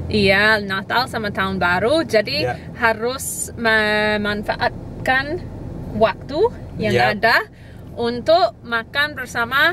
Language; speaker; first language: Indonesian; non-native, fluent; English